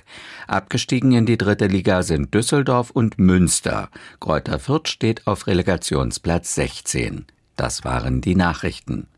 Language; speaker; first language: German; native; German